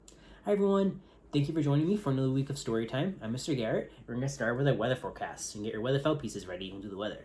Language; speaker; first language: English; native; English